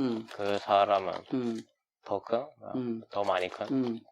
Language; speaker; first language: Korean; non-native, learner; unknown